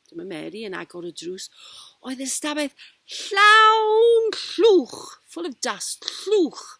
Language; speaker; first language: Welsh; non-native, local second language; English